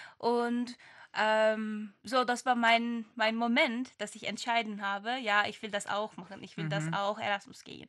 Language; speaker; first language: German; non-native, fluent; Turkish